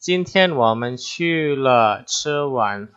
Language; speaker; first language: Chinese; non-native, fluent; Indonesian